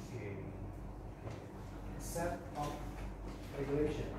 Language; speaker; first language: English; non-native, fluent; Indonesian